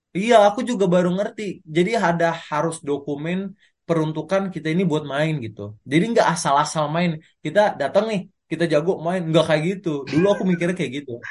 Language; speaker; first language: Indonesian; native; Indonesian